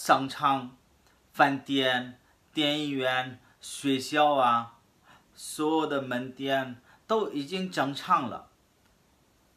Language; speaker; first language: Chinese; non-native, fluent; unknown